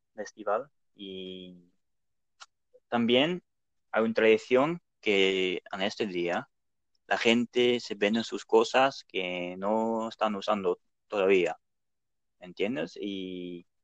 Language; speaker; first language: Spanish; non-native, fluent; Dutch